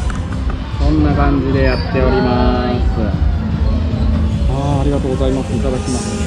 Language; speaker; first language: Japanese; native; Japanese